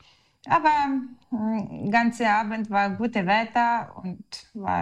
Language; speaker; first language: German; non-native, learner; Ukrainian